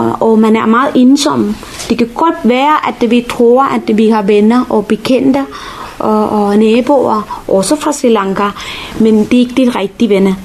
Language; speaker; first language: Danish; non-native, fluent; Tamil